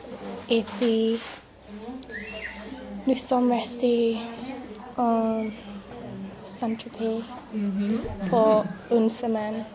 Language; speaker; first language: French; non-native, learner; English